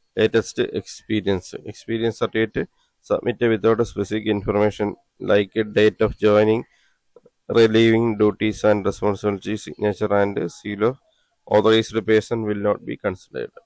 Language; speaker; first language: English; non-native, local second language; Malayalam